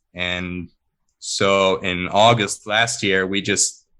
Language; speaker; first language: English; non-native, fluent; Swedish